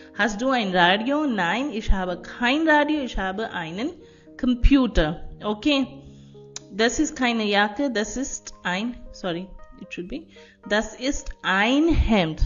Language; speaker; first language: German; non-native, fluent; Hindi